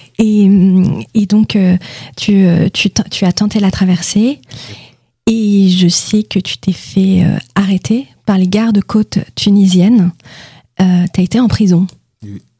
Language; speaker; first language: French; native; French